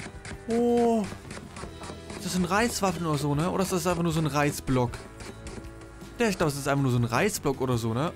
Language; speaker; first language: German; native; German